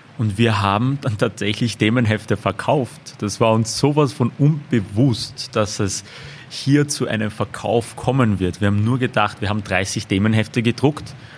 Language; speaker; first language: German; early bilingual, other home language; Armenian